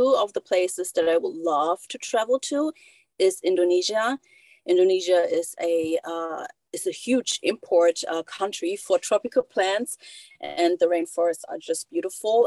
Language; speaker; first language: English; non-native, fluent; German